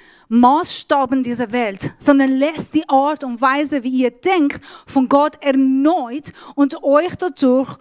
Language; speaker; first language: German; non-native, fluent; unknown